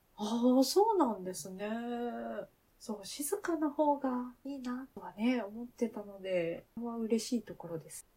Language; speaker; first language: Japanese; native; Japanese